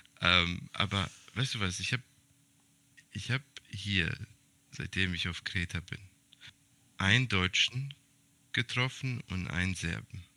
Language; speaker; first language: German; early bilingual, other home language; Serbian